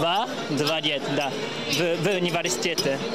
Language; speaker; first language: Russian; non-native, learner; Japanese